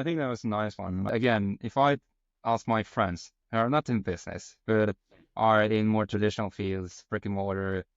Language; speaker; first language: English; non-native, fluent; Norwegian